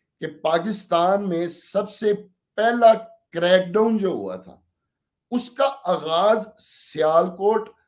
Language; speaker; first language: Urdu; non-native, local second language; Punjabi